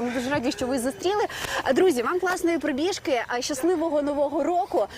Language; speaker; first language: Ukrainian; native; Ukrainian